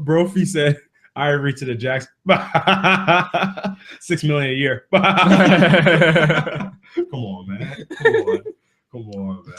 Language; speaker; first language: English; native; English